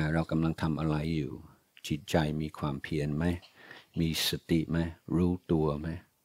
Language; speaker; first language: Thai; non-native, fluent; English